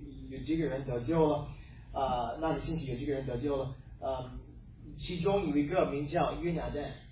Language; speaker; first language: Chinese; non-native, fluent; English